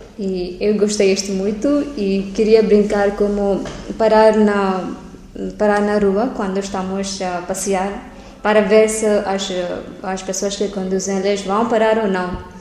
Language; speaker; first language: Portuguese; non-native, learner; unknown